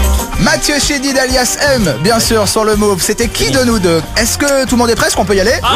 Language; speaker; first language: French; native; French